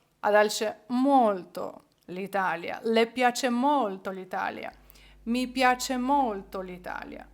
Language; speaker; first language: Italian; non-native, fluent; Ukrainian